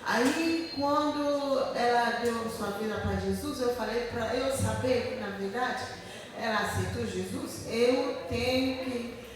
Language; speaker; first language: Portuguese; non-native, learner; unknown